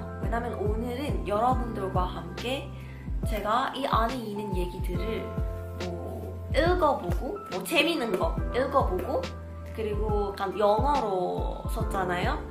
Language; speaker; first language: Korean; non-native, fluent; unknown